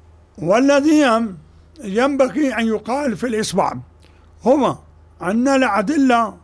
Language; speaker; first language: Arabic; non-native, fluent; Urdu